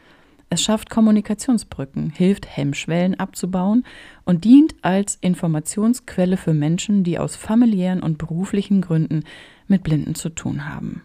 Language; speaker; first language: German; native; German